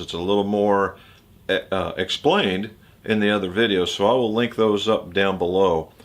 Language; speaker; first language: English; native; English